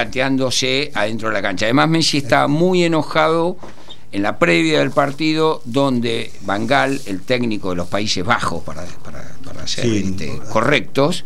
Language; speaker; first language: Spanish; native; Spanish